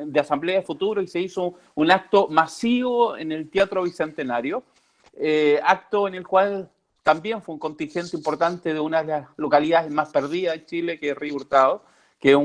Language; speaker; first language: Spanish; native; Spanish